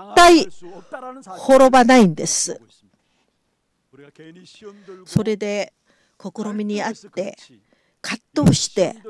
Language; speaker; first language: Japanese; non-native, fluent; Korean